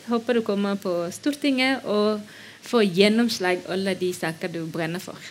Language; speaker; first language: Norwegian; non-native, fluent; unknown